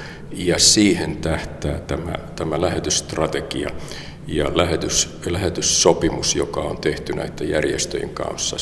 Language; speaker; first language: Finnish; native; Finnish